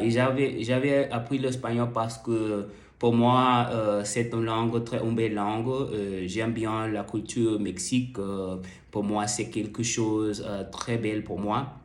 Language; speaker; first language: French; non-native, learner; English